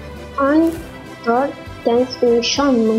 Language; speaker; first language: French; non-native, learner; Malay